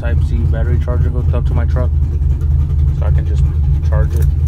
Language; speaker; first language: English; early bilingual, other home language; Spanish